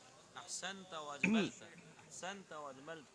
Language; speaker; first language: Arabic; non-native, learner; Urdu